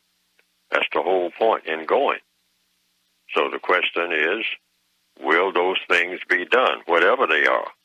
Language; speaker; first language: English; native; English